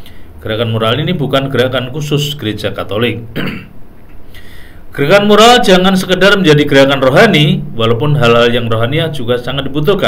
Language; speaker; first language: Indonesian; native; Indonesian